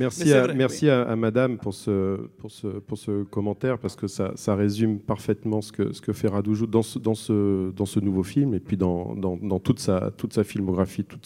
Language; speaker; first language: French; native; French